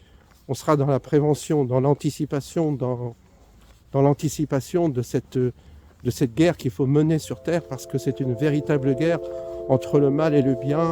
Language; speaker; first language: French; native; French